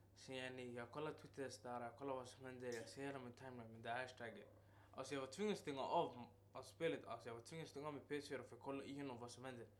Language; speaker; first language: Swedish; early bilingual, other home language; Arabic